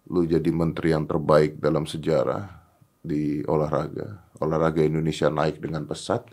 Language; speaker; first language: Indonesian; native; Indonesian